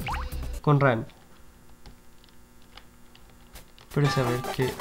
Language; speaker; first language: Spanish; native; Spanish